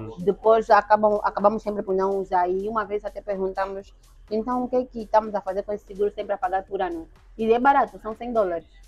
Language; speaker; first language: Portuguese; native; Portuguese